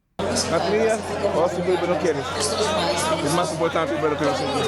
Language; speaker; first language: Spanish; non-native, learner; English